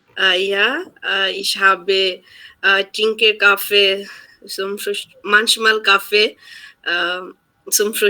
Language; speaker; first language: German; non-native, learner; Bangla